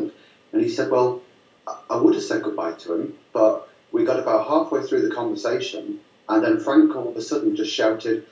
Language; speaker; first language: English; native; English